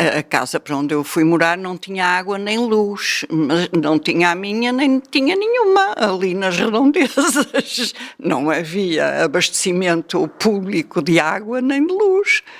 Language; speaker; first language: Portuguese; native; Portuguese